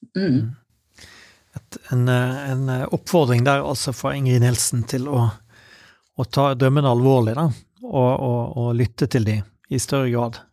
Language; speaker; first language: Norwegian; native; Norwegian